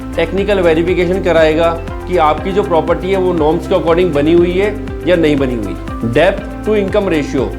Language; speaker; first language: Hindi; native; Hindi